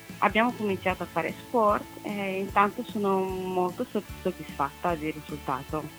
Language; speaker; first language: Italian; non-native, fluent; Romanian